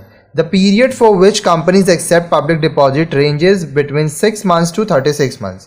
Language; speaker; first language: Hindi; native; Hindi